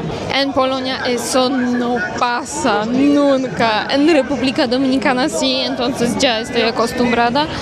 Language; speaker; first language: Spanish; non-native, fluent; Polish